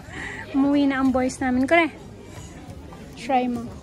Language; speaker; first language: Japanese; non-native, learner; Filipino